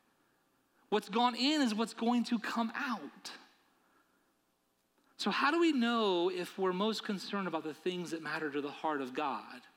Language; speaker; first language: English; native; English